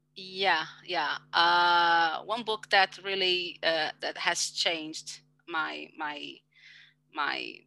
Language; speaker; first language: English; non-native, fluent; Portuguese